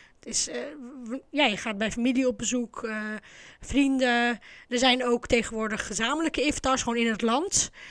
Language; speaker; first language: Dutch; early bilingual, other home language; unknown